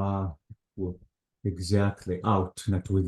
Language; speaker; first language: English; non-native, fluent; Arabic